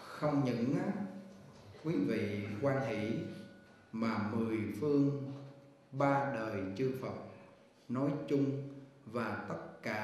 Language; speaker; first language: Vietnamese; native; Vietnamese